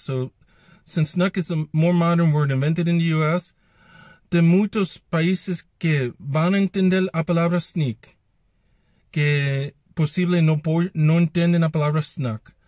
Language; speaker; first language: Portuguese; non-native, learner; English